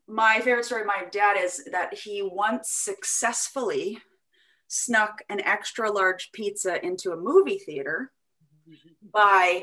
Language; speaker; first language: English; native; English